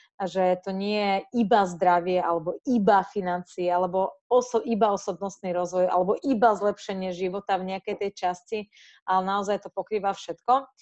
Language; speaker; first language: Slovak; non-native, fluent; Russian